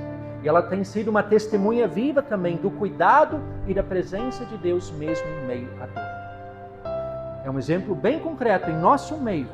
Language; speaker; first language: Portuguese; native; Portuguese